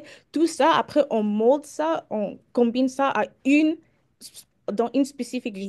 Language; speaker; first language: French; early bilingual, heritage; French